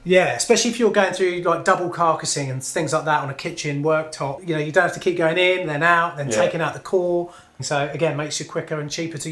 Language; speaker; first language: English; native; English